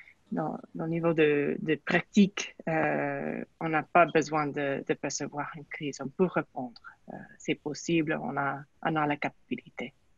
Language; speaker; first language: French; non-native, learner; English